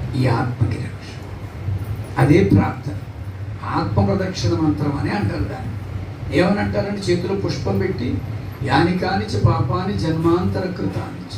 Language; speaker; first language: Telugu; non-native, local second language; Tamil